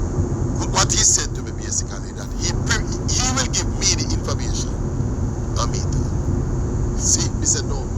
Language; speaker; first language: English; non-native, local second language; Jamaican Creole English